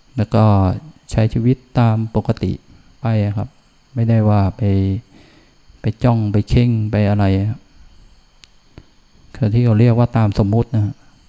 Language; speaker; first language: Thai; native; Thai